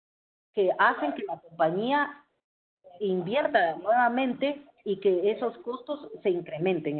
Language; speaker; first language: Spanish; native; Spanish